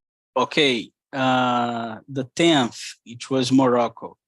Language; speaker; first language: English; non-native, fluent; Portuguese